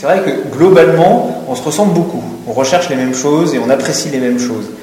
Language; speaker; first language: French; native; French